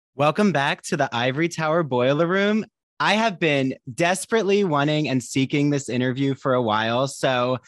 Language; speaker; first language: English; native; English